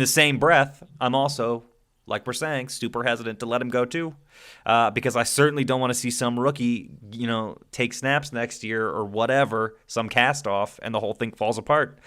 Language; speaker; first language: English; native; English